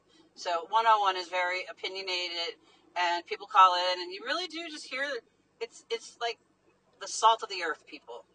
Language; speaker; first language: English; native; English